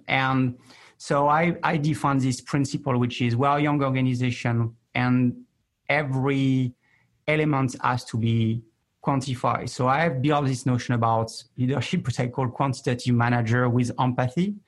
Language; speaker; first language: English; non-native, fluent; French